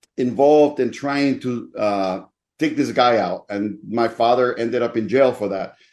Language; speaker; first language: English; non-native, fluent; Spanish